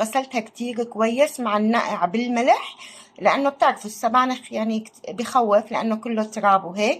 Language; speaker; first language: Arabic; native; Arabic